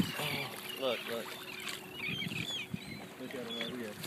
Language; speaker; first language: English; native; English